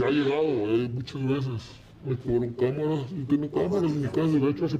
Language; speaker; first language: Spanish; native; Spanish